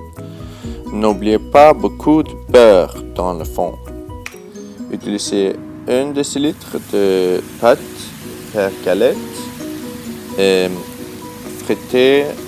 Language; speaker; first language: French; non-native, learner; Swedish